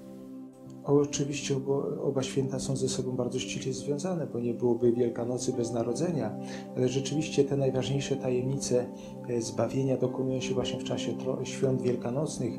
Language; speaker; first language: Polish; native; Polish